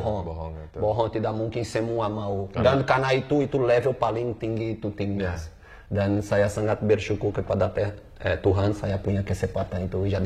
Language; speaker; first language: Indonesian; non-native, fluent; Portuguese